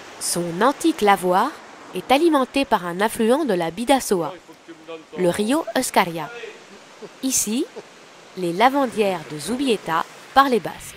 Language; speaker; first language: French; native; French